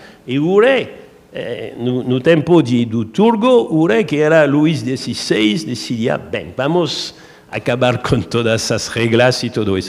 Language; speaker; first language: Portuguese; non-native, learner; French